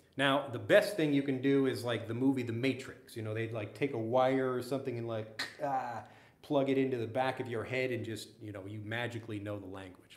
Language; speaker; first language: English; native; English